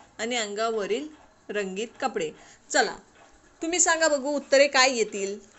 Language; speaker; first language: Marathi; non-native, local second language; Urdu